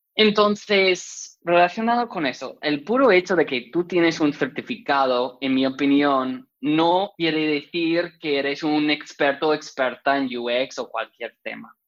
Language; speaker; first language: Spanish; non-native, fluent; English